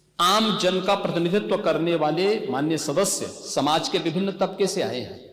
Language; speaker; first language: Hindi; native; Hindi